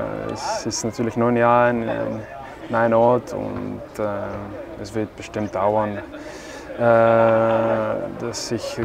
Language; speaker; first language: German; non-native, fluent; Czech